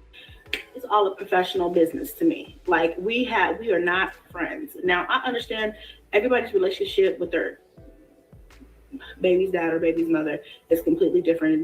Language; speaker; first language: English; native; English